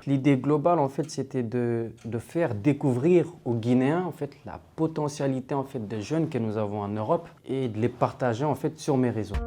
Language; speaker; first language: French; non-native, local second language; Fula